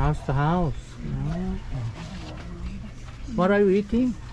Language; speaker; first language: English; non-native, learner; Korean